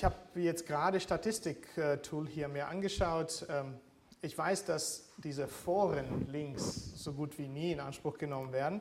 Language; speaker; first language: German; non-native, fluent; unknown